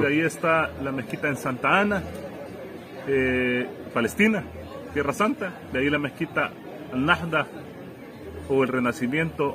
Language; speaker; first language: Spanish; native; Spanish